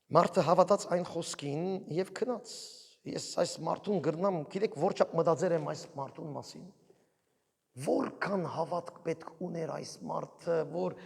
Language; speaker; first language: Armenian; early bilingual, heritage; Armenian